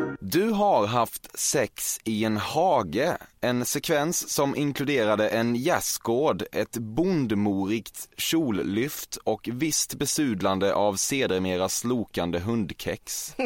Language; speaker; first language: Swedish; native; Swedish